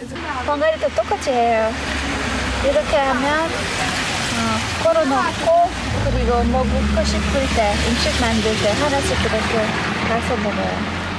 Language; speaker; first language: Korean; non-native, learner; Hungarian